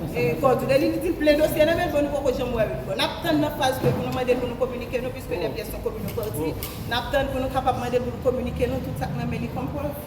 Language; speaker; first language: French; non-native, local second language; Haitian Creole